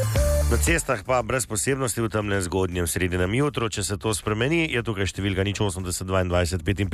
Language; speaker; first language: Slovenian; native; Slovenian